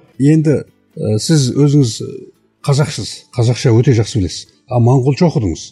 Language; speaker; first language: Kazakh; native; Kazakh